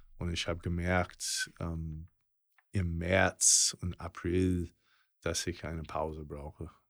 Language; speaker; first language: German; non-native, fluent; English